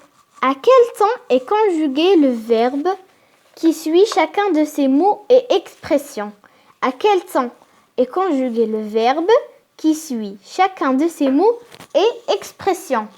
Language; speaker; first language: French; non-native, local second language; Arabic